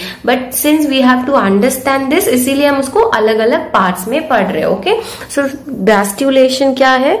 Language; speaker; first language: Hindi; native; Hindi